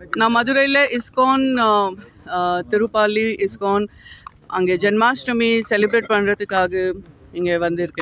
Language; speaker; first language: Tamil; non-native, learner; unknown